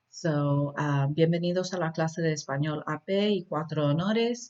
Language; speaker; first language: Spanish; early bilingual, heritage; Spanish